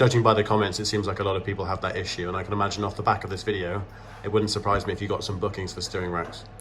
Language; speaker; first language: English; native; English